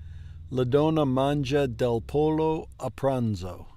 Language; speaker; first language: Italian; non-native, learner; English